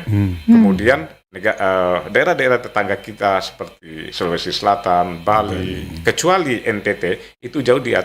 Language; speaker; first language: Indonesian; native; Indonesian